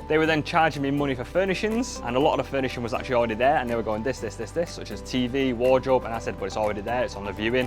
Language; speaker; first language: English; native; English